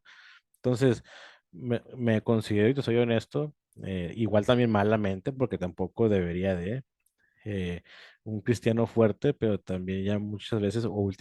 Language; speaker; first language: Spanish; native; Spanish